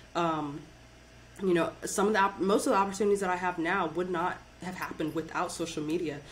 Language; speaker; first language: English; native; English